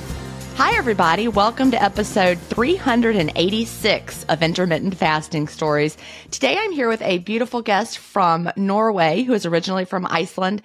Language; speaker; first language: English; native; English